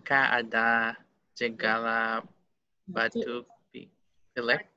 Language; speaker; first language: Indonesian; non-native, learner; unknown